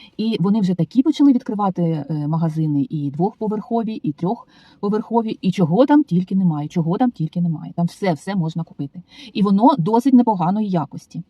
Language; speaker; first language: Ukrainian; non-native, local second language; Russian